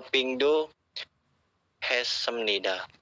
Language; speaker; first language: Korean; non-native, learner; Indonesian